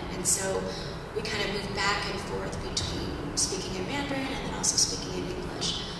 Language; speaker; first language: English; native; English